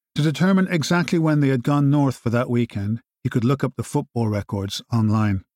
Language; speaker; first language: English; native; English